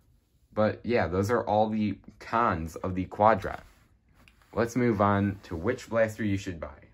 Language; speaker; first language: English; native; English